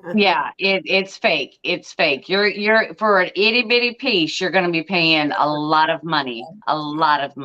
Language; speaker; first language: English; native; English